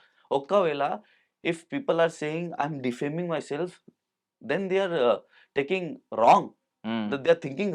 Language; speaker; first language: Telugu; non-native, local second language; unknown